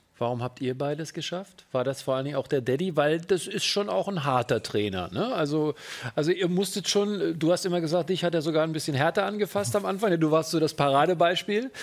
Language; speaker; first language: German; native; German